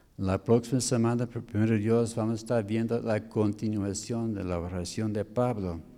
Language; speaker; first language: Spanish; non-native, fluent; English